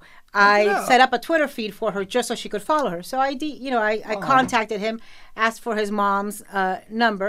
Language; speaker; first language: English; native; English